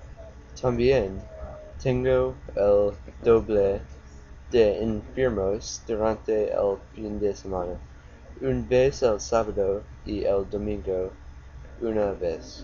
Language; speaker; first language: Spanish; non-native, learner; English